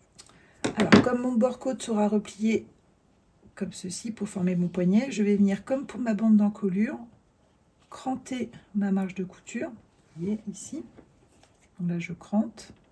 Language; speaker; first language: French; native; French